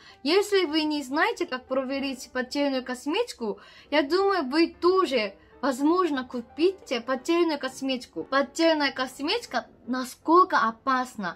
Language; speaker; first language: Russian; non-native, learner; Korean